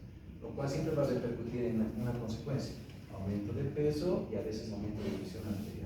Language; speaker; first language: Spanish; native; Spanish